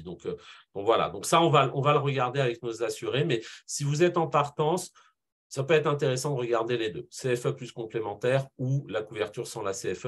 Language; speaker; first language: French; native; French